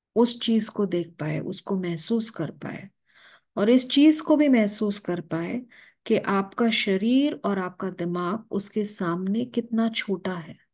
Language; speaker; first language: Hindi; native; Hindi